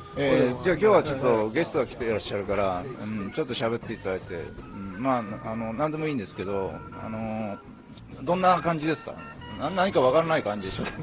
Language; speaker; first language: Japanese; native; Japanese